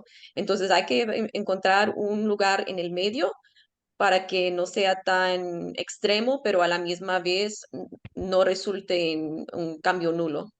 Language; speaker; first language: Spanish; early bilingual, heritage; Spanish